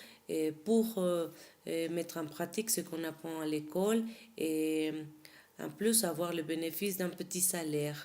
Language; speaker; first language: French; non-native, fluent; Spanish